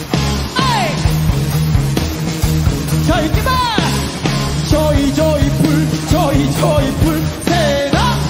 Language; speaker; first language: Japanese; non-native, fluent; Korean